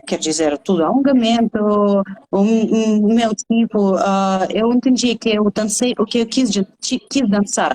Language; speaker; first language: Portuguese; non-native, fluent; Russian